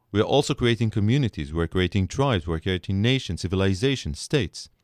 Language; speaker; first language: English; non-native, fluent; Hebrew